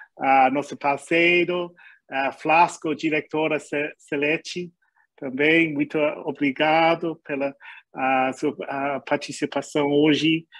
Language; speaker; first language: Portuguese; non-native, learner; English